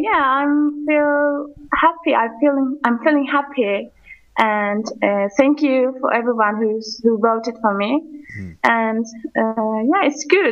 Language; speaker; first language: English; non-native, learner; Turkish